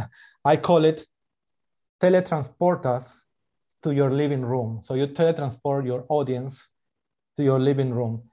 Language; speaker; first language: English; non-native, fluent; Spanish